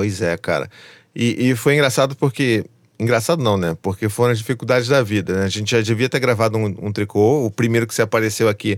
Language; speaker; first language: Portuguese; native; Portuguese